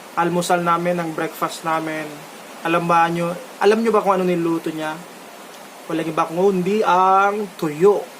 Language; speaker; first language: Filipino; non-native, local second language; Bikol